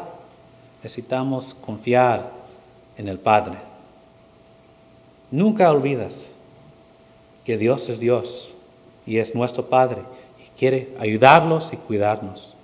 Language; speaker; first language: Spanish; non-native, fluent; English